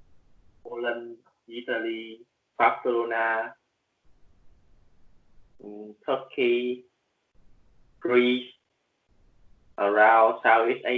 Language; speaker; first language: English; non-native, learner; Vietnamese